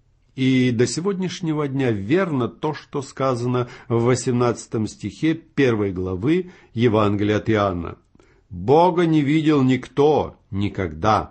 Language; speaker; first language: Russian; native; Russian